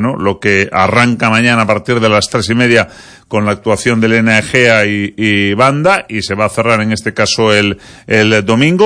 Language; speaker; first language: Spanish; native; Spanish